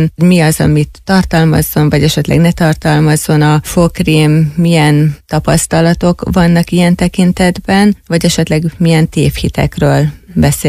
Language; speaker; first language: Hungarian; native; Hungarian